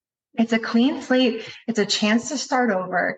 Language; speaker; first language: English; native; English